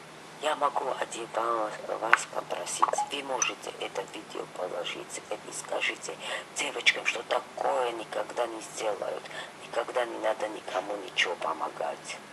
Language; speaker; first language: Russian; non-native, fluent; Georgian